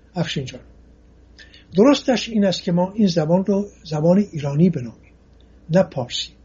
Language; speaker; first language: Persian; non-native, local second language; Assyrian Neo-Aramaic